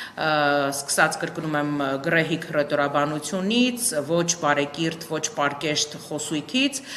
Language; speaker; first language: Armenian; native; Armenian